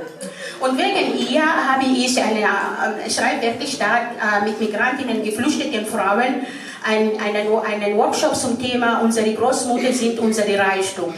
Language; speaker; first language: German; non-native, fluent; Arabic